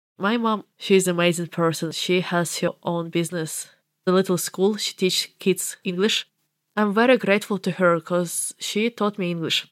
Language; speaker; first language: English; non-native, fluent; Russian